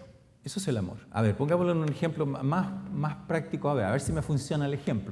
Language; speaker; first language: Spanish; native; Spanish